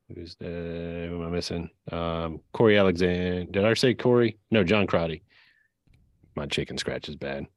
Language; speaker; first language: English; native; English